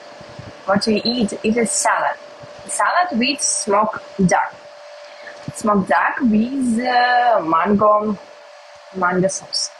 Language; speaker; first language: English; non-native, learner; Russian